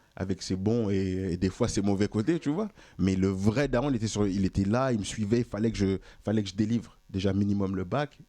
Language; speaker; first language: French; native; French